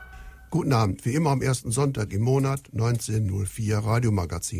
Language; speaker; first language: German; native; German